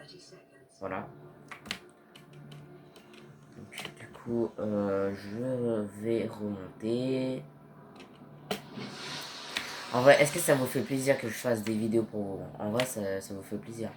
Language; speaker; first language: French; native; French